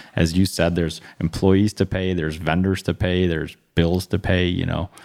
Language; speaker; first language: English; native; English